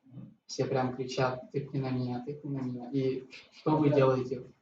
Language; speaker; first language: Russian; native; Russian